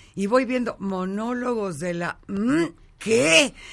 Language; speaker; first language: Spanish; native; Spanish